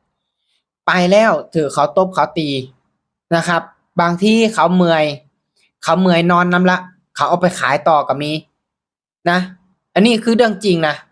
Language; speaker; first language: Thai; non-native, local second language; Northeastern Thai